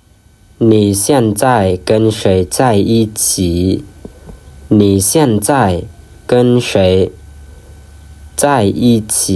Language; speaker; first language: Chinese; non-native, fluent; Lao